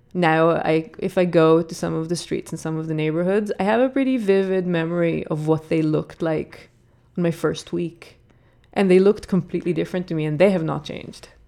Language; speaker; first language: English; non-native, fluent; Hebrew